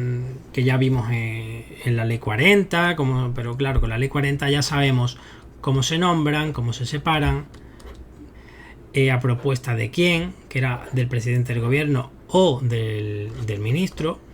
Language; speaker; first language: Spanish; native; Spanish